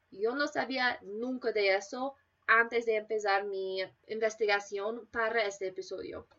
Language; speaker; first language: Spanish; non-native, fluent; English